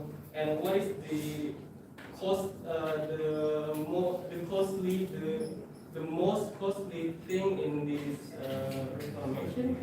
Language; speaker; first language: English; non-native, fluent; Indonesian